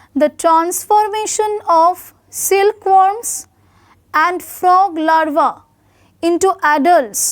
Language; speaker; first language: English; non-native, local second language; Bangla